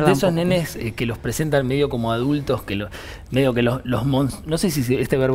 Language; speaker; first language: Spanish; native; Spanish